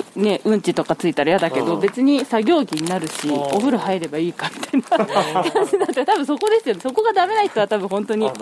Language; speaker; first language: Japanese; native; Japanese